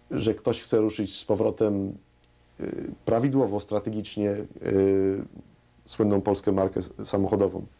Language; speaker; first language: Polish; early bilingual, heritage; Polish